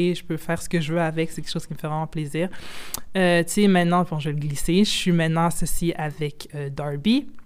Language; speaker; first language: French; native; French